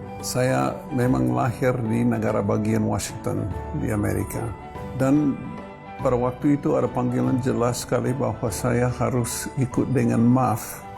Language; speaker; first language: Indonesian; non-native, fluent; English